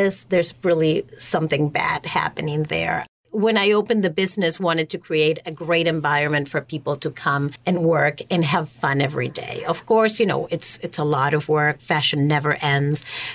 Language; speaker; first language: English; non-native, fluent; Spanish